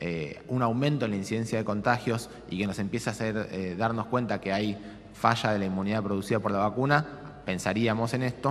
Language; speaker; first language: Spanish; native; Spanish